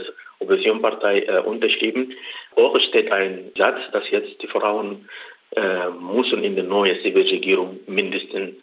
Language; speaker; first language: German; non-native, learner; Arabic